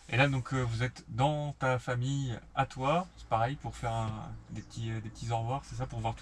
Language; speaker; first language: French; native; French